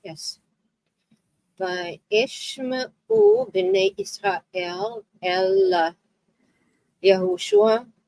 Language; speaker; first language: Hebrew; non-native, learner; English